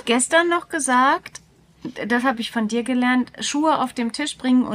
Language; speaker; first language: German; native; German